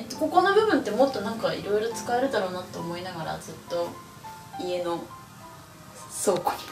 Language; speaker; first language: Japanese; native; Japanese